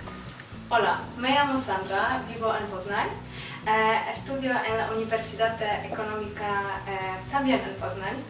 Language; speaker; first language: Spanish; non-native, learner; Polish